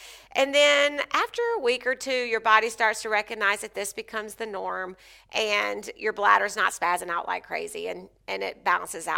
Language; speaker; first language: English; native; English